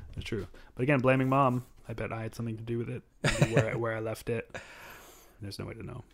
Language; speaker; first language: English; native; English